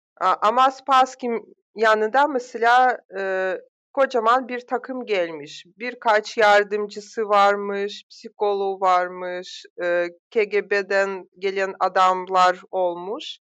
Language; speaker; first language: Turkish; non-native, fluent; Russian